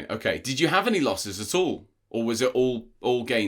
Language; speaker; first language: English; native; English